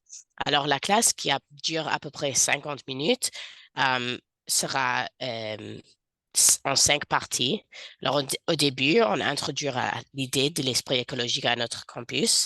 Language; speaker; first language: French; non-native, fluent; English